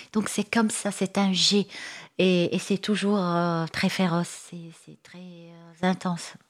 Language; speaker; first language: French; non-native, local second language; Arabic